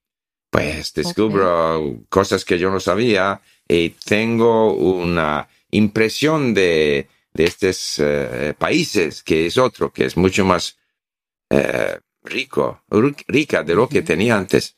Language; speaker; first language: Spanish; non-native, fluent; English